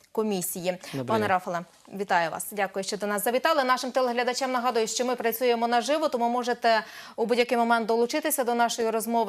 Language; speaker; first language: Ukrainian; native; Ukrainian